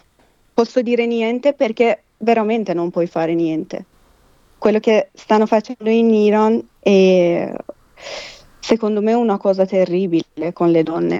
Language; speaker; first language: Italian; non-native, fluent; Persian